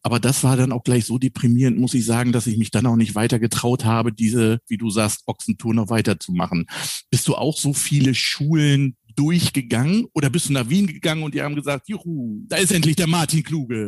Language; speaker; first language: German; native; German